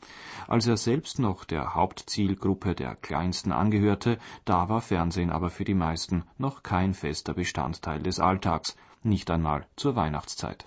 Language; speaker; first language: German; native; German